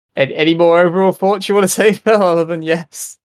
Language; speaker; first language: English; native; English